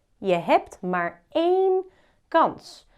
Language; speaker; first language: Dutch; non-native, fluent; Polish